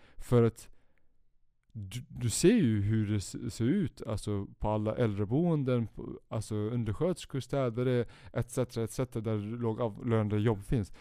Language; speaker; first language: Swedish; early bilingual, other home language; Kurdish